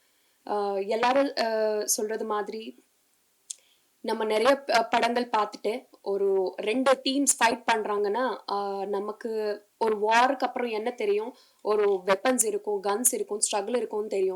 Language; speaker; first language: Tamil; non-native, learner; Telugu